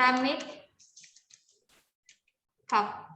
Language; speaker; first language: English; non-native, fluent; Indonesian